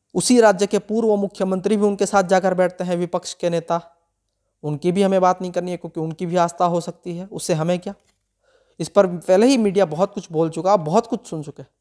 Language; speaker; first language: Hindi; non-native, local second language; Gujarati